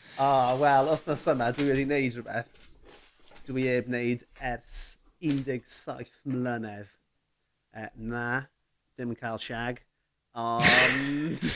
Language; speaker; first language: Welsh; native; Welsh